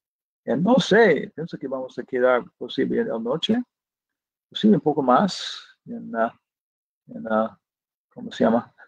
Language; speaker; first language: Spanish; non-native, fluent; English